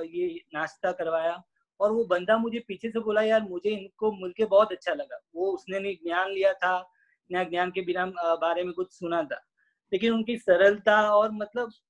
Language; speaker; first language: Hindi; non-native, local second language; Gujarati